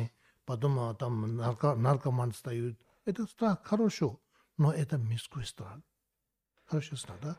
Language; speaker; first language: Russian; non-native, learner; Tibetan